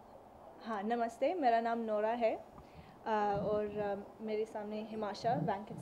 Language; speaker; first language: Hindi; non-native, learner; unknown